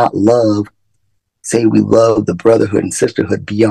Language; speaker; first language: English; native; English